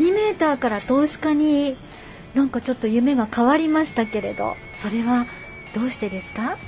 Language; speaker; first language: Japanese; native; Japanese